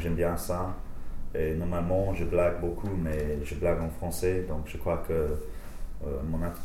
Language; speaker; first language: French; non-native, fluent; English